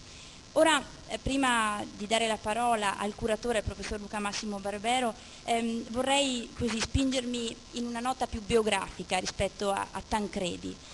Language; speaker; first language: Italian; native; Italian